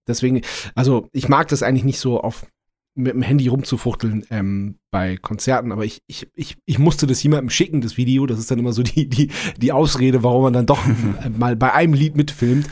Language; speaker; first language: German; native; German